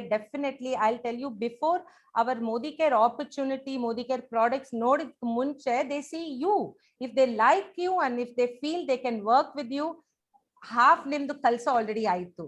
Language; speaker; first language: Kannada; non-native, fluent; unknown